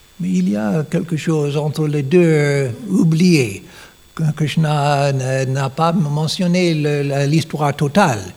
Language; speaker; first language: French; non-native, learner; English